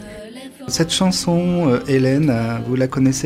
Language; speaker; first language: French; native; French